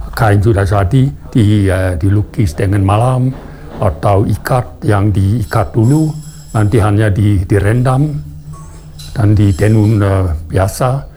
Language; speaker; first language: Indonesian; non-native, fluent; German